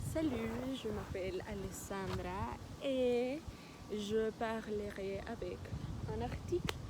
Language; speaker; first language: French; non-native, learner; Spanish